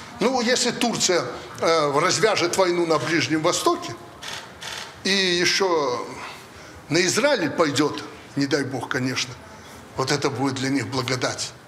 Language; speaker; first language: Russian; native; Russian